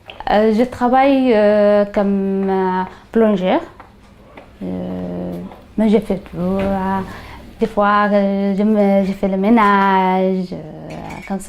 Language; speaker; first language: French; non-native, learner; Tigrinya